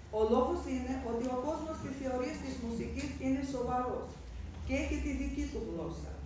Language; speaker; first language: Greek; non-native, fluent; Russian